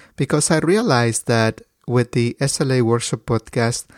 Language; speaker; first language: English; non-native, fluent; Spanish